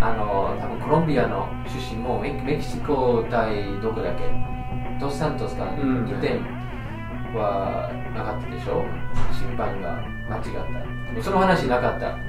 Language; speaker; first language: Japanese; non-native, fluent; English